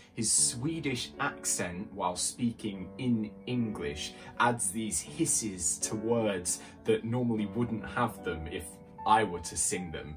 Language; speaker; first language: English; native; English